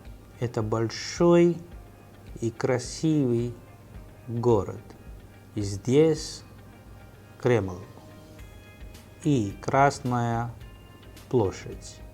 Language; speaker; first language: Russian; non-native, fluent; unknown